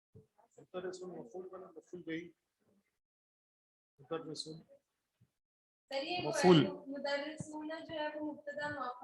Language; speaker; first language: Arabic; non-native, learner; Urdu